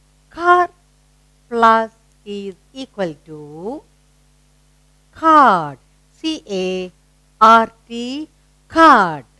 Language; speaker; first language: English; non-native, local second language; Tamil